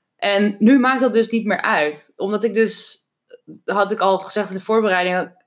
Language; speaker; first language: Dutch; native; Dutch